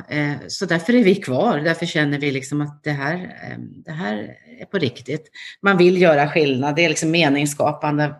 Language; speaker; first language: Swedish; native; Swedish